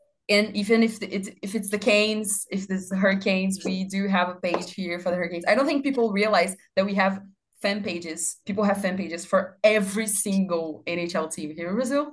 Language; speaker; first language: English; non-native, fluent; Portuguese